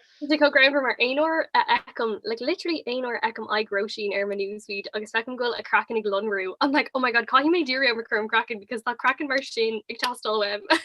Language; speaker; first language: Irish; non-native, local second language; English